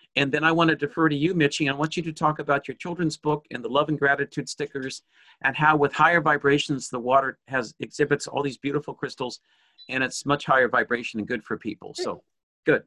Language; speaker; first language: English; native; English